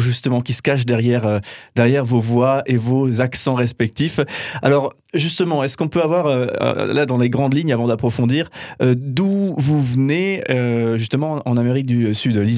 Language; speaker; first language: French; native; French